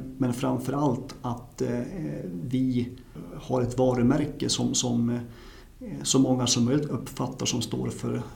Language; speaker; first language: Swedish; native; Swedish